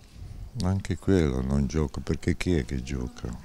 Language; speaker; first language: Italian; non-native, fluent; Czech